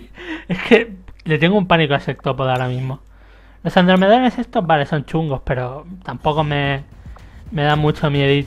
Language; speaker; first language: Spanish; native; Spanish